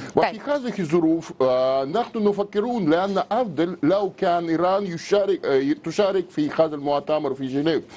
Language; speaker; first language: Arabic; non-native, learner; Russian